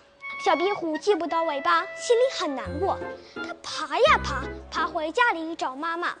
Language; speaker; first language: Chinese; native; Chinese